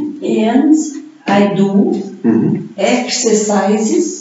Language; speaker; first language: English; non-native, learner; Portuguese